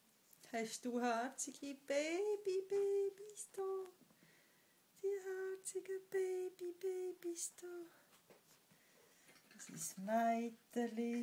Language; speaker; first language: German; native; German